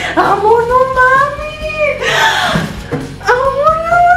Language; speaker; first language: Spanish; native; Spanish